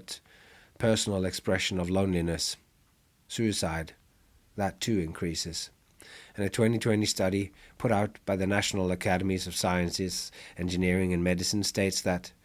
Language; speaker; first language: English; non-native, fluent; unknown